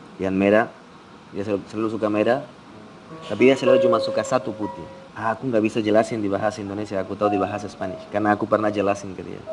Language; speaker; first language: Indonesian; non-native, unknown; Spanish